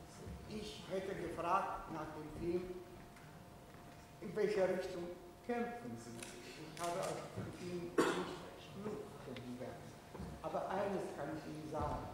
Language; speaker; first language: German; non-native, fluent; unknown